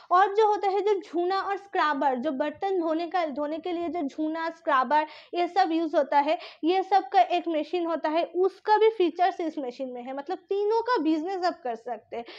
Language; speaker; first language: Hindi; non-native, local second language; Bangla